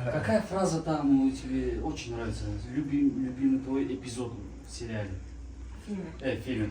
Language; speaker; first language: Russian; non-native, learner; Tajik